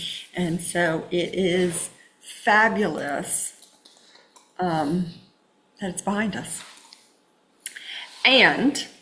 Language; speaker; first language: English; native; English